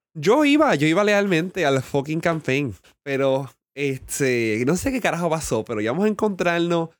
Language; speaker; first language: Spanish; early bilingual, heritage; Spanish